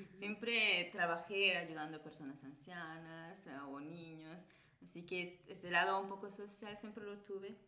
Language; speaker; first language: Spanish; early bilingual, other home language; Italian